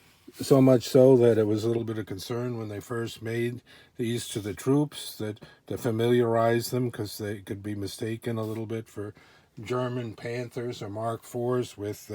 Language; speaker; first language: English; native; English